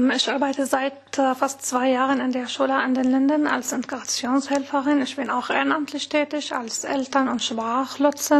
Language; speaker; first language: German; non-native, fluent; Arabic